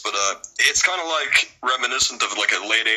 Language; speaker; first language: English; native; English